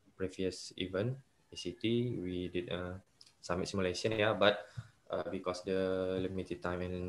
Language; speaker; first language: English; non-native, learner; Indonesian